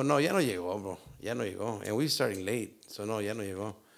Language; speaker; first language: Spanish; early bilingual, heritage; Spanish